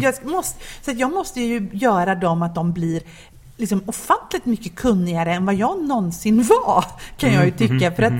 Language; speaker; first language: Swedish; native; Swedish